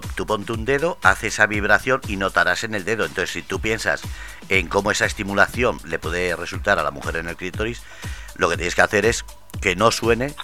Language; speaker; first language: Spanish; native; Spanish